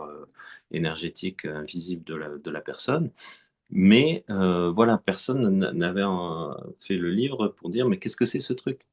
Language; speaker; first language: French; native; French